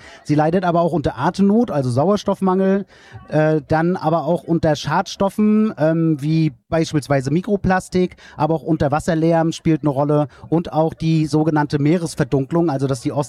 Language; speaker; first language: German; native; German